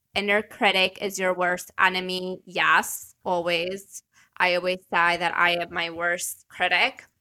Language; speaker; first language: English; early bilingual, other home language; Italian